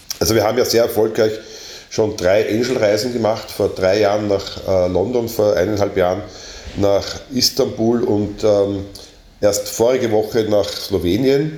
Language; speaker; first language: German; native; German